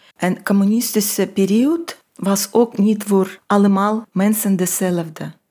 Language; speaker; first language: Dutch; non-native, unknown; Russian